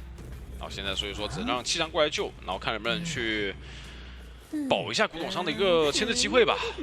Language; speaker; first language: Chinese; native; Chinese